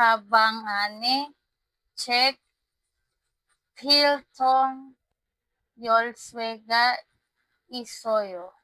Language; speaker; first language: Korean; non-native, learner; Filipino